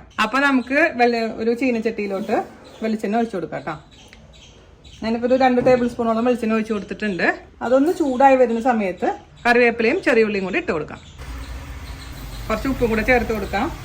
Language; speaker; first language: Malayalam; native; Malayalam